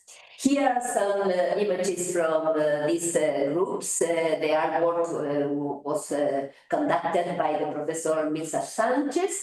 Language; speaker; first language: English; non-native, fluent; Spanish